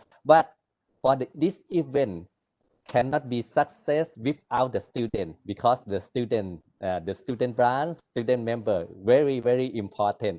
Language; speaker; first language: English; non-native, learner; Thai